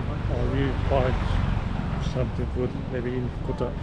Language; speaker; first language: English; non-native, learner; Turkish